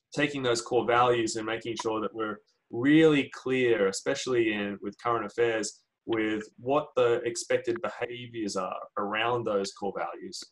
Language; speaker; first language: English; native; English